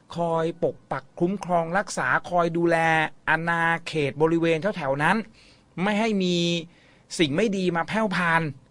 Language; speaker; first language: Thai; native; Thai